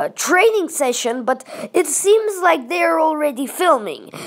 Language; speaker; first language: English; non-native, fluent; Russian